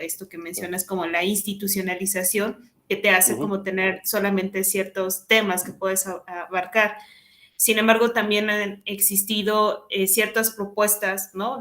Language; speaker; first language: Spanish; native; Spanish